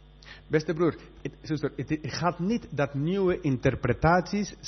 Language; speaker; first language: Dutch; non-native, fluent; Spanish